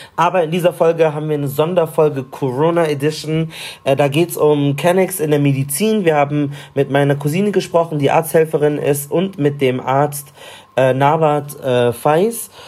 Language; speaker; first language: German; early bilingual, other home language; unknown